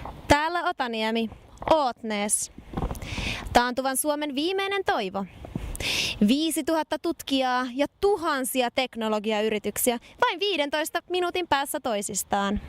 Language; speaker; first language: Finnish; native; Finnish